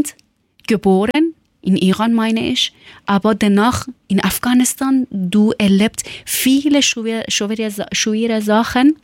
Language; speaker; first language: German; non-native, learner; Persian